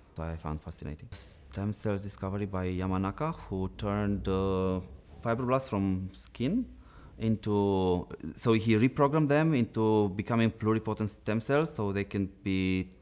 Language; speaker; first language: English; non-native, fluent; Romanian